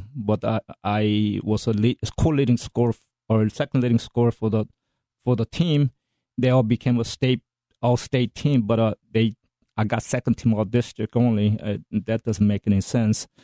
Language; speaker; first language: English; non-native, fluent; Korean